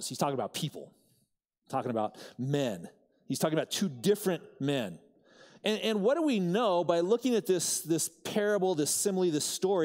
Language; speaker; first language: English; native; English